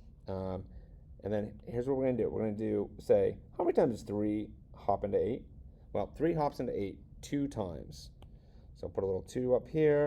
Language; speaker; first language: English; native; English